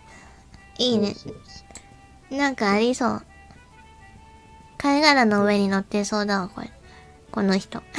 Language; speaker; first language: Japanese; native; Japanese